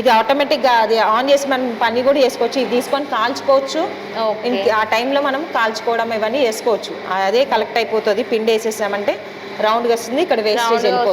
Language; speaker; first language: Telugu; native; Telugu